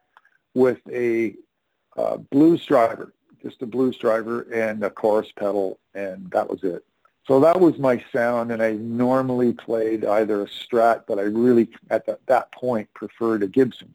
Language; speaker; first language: English; native; English